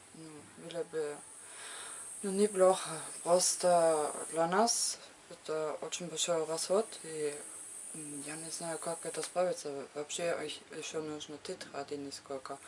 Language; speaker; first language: Russian; non-native, learner; German